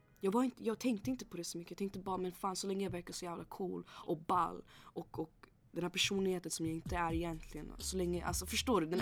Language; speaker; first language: Swedish; early bilingual, other home language; English